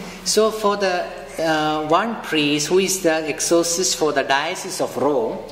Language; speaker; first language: English; non-native, local second language; Malayalam